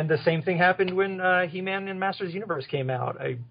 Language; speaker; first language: English; native; English